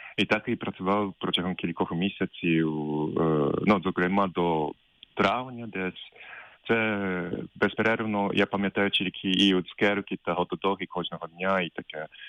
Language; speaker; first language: Ukrainian; non-native, fluent; Japanese